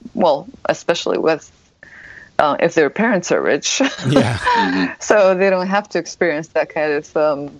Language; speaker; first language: English; non-native, fluent; Japanese